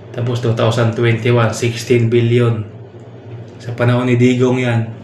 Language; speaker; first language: Filipino; native; Filipino